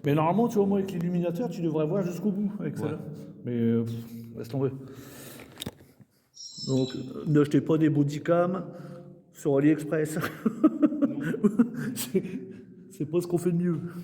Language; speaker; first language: French; native; French